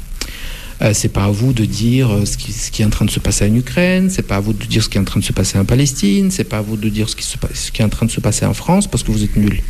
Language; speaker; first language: French; non-native, fluent; Russian